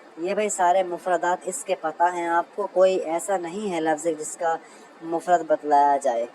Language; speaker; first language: Urdu; native; Urdu